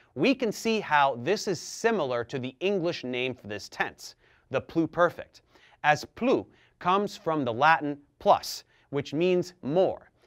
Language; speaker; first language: English; early bilingual, other home language; Italian